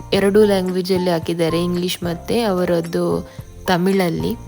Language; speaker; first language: Kannada; non-native, local second language; Tulu